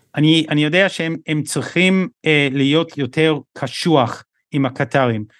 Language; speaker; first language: Hebrew; non-native, fluent; English